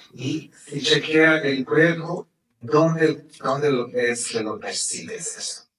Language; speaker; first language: Spanish; non-native, fluent; Portuguese